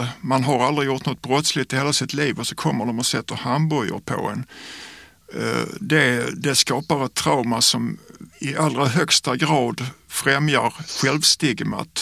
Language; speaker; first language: Swedish; native; Swedish